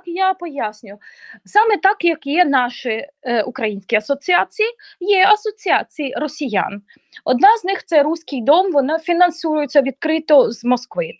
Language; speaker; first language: Ukrainian; non-native, local second language; Russian